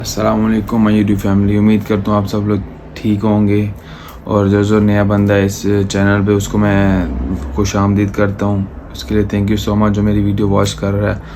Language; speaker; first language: Urdu; non-native, local second language; Punjabi